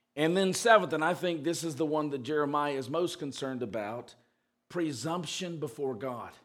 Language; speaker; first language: English; native; English